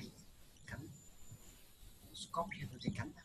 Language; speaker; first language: Vietnamese; native; Vietnamese